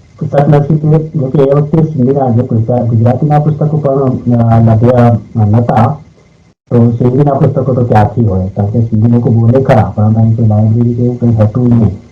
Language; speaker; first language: Gujarati; non-native, local second language; Sindhi